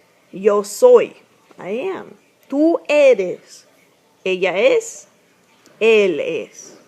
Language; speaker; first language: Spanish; non-native, fluent; English